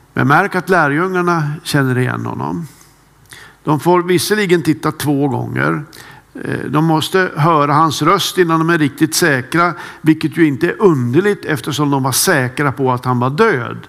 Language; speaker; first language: Swedish; native; Swedish